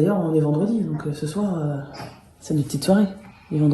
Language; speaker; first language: French; native; French